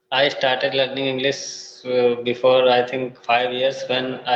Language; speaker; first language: English; non-native, fluent; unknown